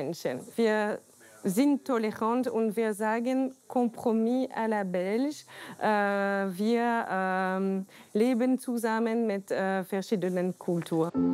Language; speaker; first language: German; non-native, learner; French